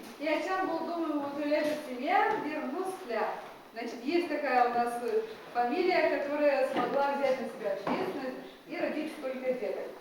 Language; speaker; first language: Russian; non-native, local second language; Gagauz